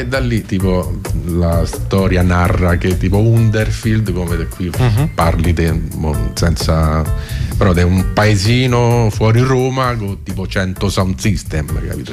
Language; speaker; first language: Italian; native; Italian